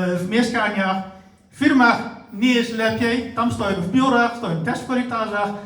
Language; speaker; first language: Polish; non-native, fluent; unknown